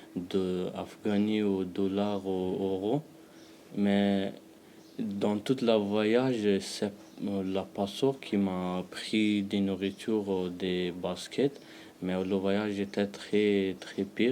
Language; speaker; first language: French; non-native, learner; Pashto